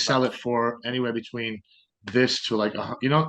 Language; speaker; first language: English; native; English